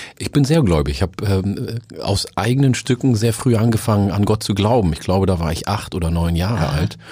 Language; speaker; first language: German; early bilingual, other home language; Oromo